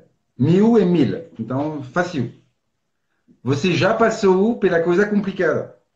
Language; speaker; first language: Portuguese; non-native, fluent; French